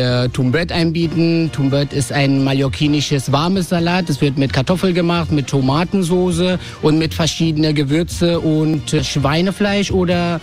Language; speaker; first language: German; non-native, fluent; Spanish